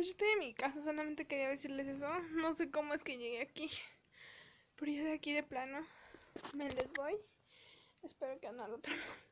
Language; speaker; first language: Spanish; native; Spanish